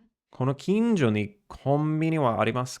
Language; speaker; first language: Japanese; non-native, learner; English